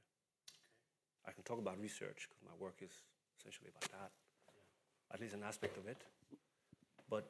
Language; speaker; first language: English; non-native, local second language; Bini